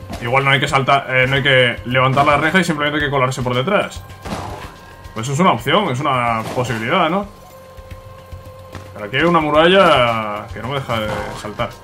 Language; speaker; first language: Spanish; native; Spanish